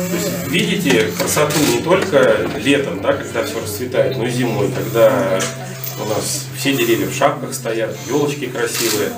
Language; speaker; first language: Russian; native; Russian